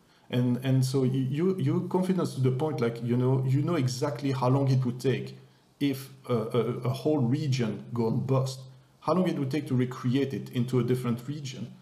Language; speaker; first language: English; non-native, fluent; French